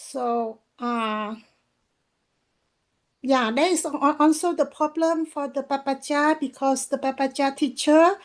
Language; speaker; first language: English; non-native, learner; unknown